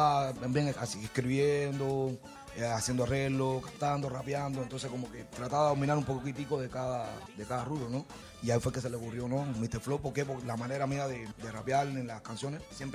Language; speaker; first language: Spanish; native; Spanish